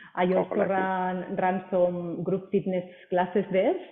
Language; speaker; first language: English; non-native, fluent; Spanish